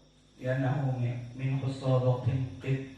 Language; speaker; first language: Arabic; non-native, learner; Indonesian